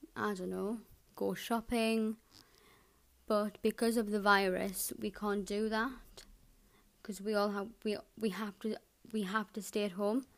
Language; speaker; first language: English; native; English